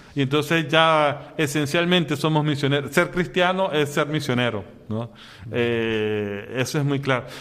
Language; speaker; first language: Spanish; native; Spanish